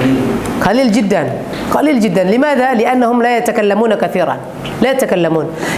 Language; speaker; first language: Arabic; non-native, fluent; Indonesian